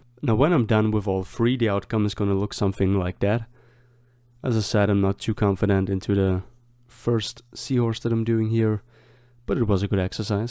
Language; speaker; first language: English; non-native, fluent; German